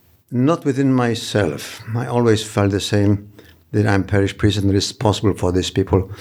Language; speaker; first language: English; non-native, fluent; Polish